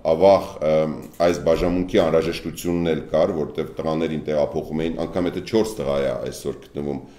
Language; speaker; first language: Armenian; native; Armenian